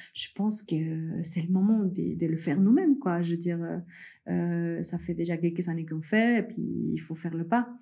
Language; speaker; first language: French; early bilingual, other home language; Spanish